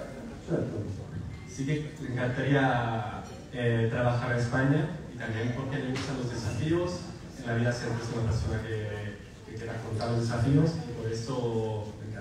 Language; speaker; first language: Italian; non-native, learner; Spanish